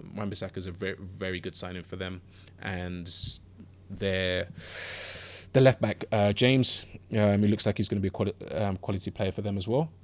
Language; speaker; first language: English; native; English